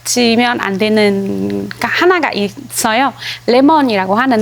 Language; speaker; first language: Korean; non-native, fluent; Khmer